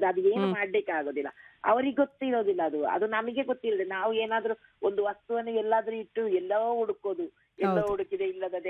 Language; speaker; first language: Kannada; non-native, local second language; Kodava